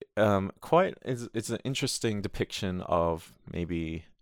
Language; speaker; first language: English; native; English